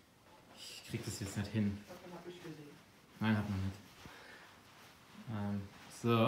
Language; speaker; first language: German; native; German